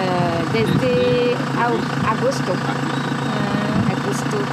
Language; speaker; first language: Spanish; non-native, learner; French